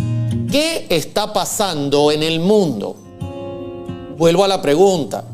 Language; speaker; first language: Spanish; native; Spanish